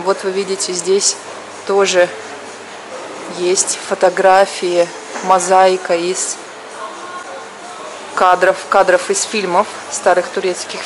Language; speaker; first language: Russian; native; Russian